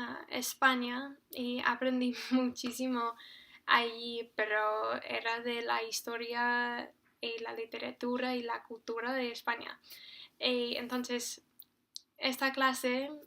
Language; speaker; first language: Spanish; non-native, fluent; English